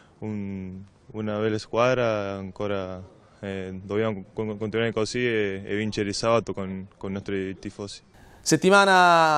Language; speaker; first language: Italian; non-native, learner; Spanish